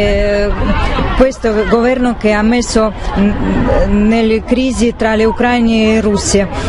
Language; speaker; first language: Italian; non-native, learner; Russian